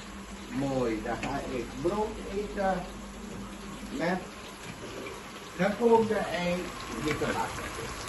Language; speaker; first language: Dutch; non-native, local second language; Caribbean Hindustani